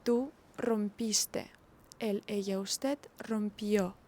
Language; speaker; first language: Spanish; non-native, fluent; Ukrainian